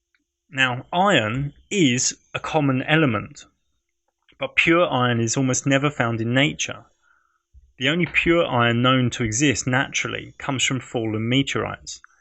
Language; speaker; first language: English; native; English